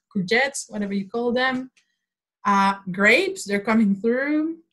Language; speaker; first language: English; non-native, fluent; Spanish